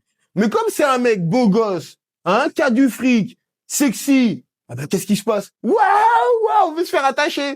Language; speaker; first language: French; native; French